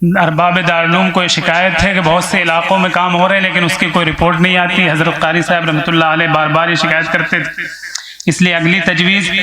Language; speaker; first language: Urdu; native; Urdu